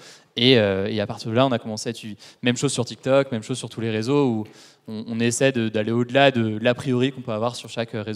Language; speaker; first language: French; native; French